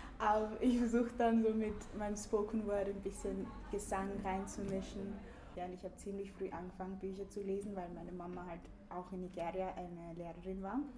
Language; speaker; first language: German; early bilingual, other home language; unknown